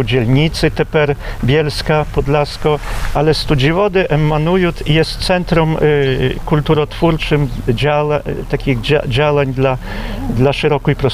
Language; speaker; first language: Polish; non-native, local second language; Belarusian